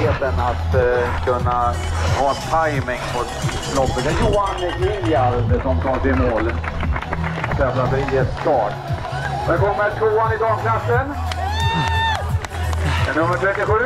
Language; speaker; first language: Swedish; native; Swedish